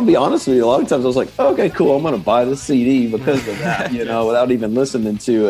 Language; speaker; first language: English; native; English